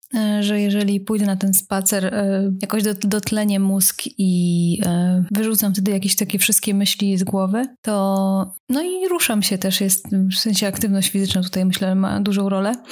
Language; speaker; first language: Polish; native; Polish